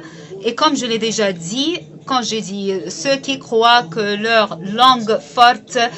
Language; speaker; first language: French; non-native, fluent; Arabic